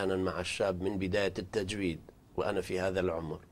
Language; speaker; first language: Arabic; non-native, local second language; Central Kurdish